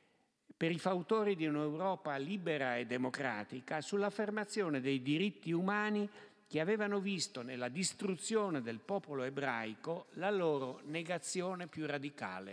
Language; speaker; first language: Italian; native; Italian